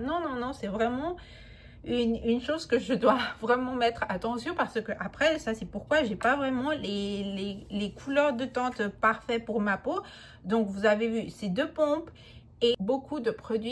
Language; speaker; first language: French; non-native, fluent; Spanish